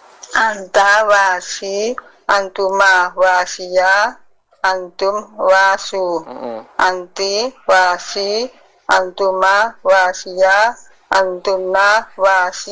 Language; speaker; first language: Arabic; non-native, learner; Indonesian